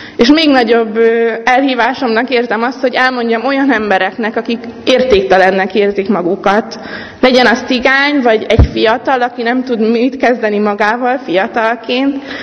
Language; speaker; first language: Hungarian; native; Hungarian